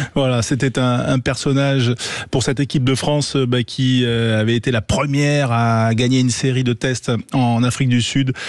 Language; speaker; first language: French; native; French